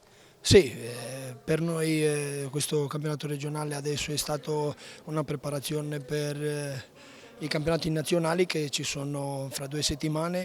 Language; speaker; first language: Italian; non-native, local second language; Romanian